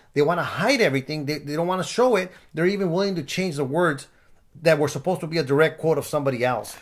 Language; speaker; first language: English; early bilingual, other home language; Spanish